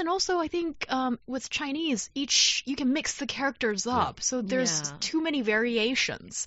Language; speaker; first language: English; non-native, fluent; Chinese